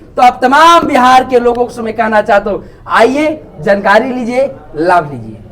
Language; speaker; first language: Hindi; native; Hindi